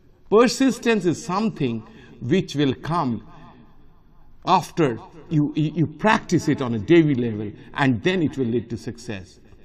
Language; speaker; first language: English; non-native, local second language; Bangla